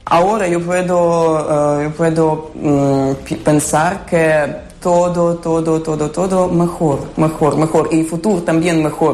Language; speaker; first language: Spanish; non-native, learner; Ukrainian